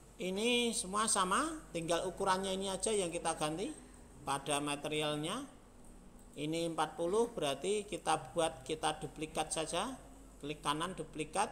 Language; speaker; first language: Indonesian; native; Indonesian